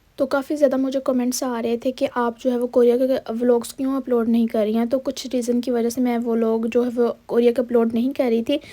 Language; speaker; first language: Urdu; native; Urdu